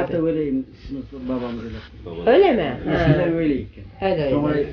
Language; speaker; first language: Turkish; non-native, learner; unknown